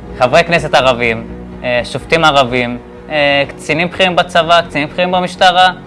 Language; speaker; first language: Hebrew; non-native, local second language; Arabic